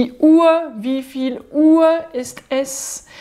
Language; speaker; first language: German; non-native, fluent; French